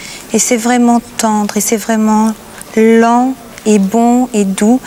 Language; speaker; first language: French; native; French